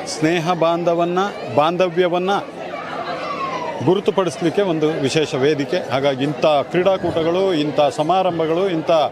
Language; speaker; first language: Kannada; native; Kannada